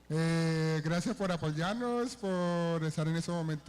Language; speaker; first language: Spanish; native; Spanish